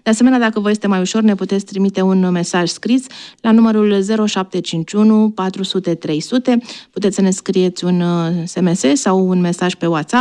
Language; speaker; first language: Romanian; native; Romanian